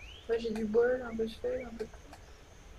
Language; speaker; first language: French; native; French